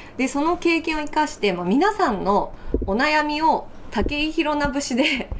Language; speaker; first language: Japanese; native; Japanese